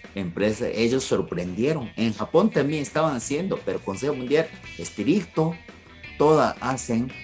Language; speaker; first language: Spanish; non-native, fluent; Japanese